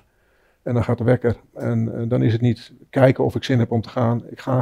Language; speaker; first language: Dutch; native; Dutch